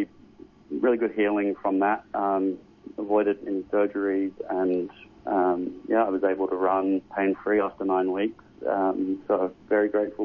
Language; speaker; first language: English; native; English